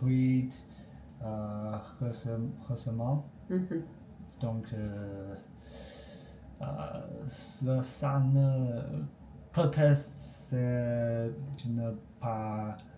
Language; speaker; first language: French; non-native, learner; Chinese